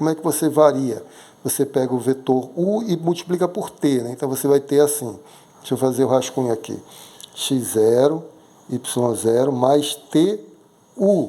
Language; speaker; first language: Portuguese; native; Portuguese